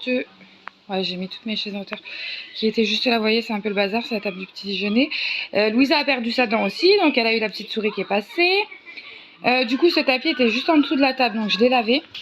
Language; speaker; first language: French; native; French